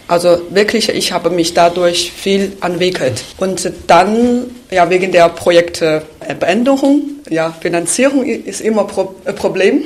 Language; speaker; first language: German; non-native, fluent; Chinese